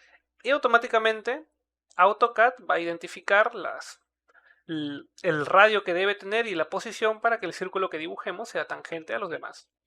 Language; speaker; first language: Spanish; native; Spanish